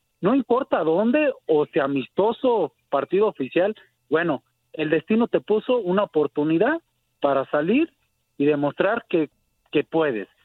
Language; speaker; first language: Spanish; native; Spanish